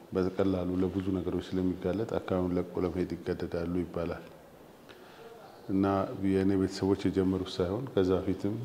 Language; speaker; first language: Amharic; non-native, local second language; Oromo